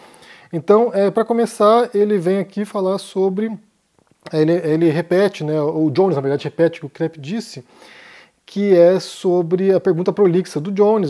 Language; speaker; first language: Portuguese; native; Portuguese